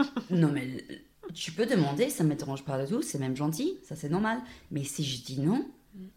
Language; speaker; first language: French; non-native, fluent; English